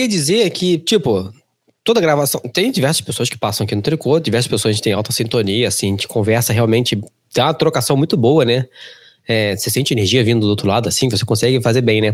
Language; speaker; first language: Portuguese; native; Portuguese